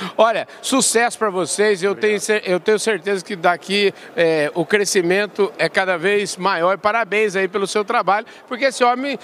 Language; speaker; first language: Portuguese; native; Portuguese